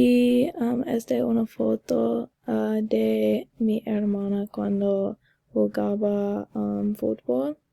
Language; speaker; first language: Spanish; non-native, learner; English